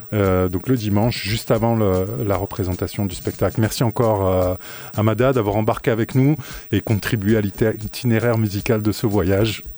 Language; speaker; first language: French; native; French